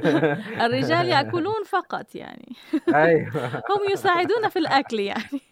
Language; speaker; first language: Arabic; non-native, fluent; Malay